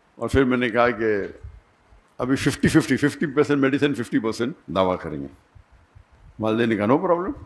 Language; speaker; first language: Urdu; non-native, local second language; Konkani